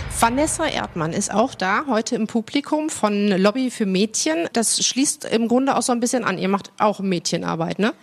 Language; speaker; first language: German; native; German